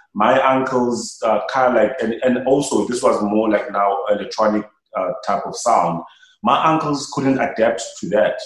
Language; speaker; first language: English; non-native, local second language; Xhosa